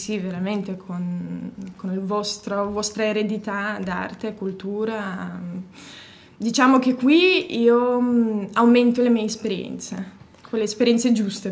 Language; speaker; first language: Italian; non-native, fluent; Latvian